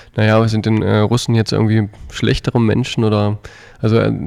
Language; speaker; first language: German; non-native, fluent; Russian